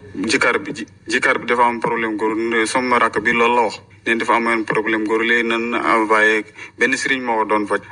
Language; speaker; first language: Wolof; non-native, local second language; Fula